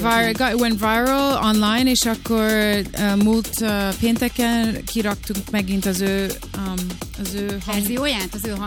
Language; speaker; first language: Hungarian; early bilingual, heritage; Hungarian